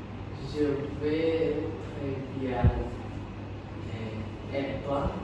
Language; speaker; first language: French; non-native, learner; Indonesian